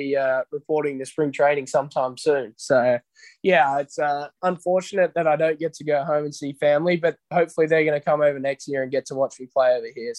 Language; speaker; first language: English; native; English